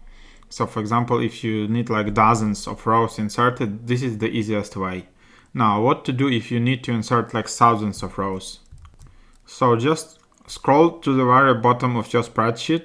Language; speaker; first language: English; non-native, fluent; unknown